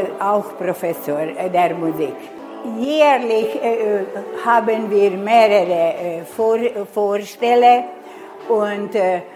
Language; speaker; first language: German; non-native, local second language; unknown